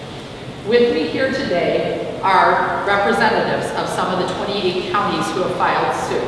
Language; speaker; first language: English; native; English